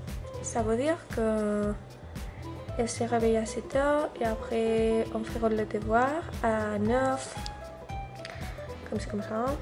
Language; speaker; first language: French; non-native, learner; Spanish